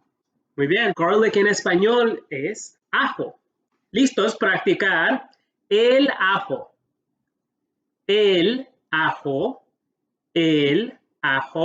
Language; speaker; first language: Spanish; early bilingual, heritage; English